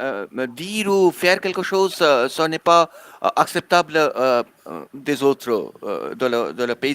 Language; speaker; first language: French; non-native, fluent; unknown